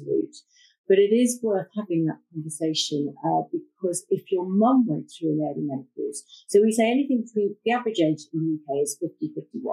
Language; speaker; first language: English; native; English